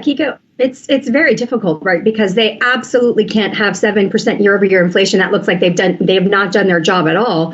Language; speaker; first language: English; native; English